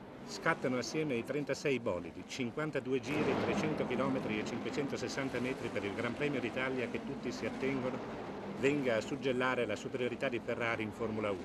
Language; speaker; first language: Italian; native; Italian